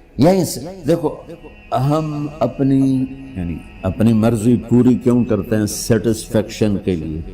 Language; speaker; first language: Urdu; non-native, local second language; Punjabi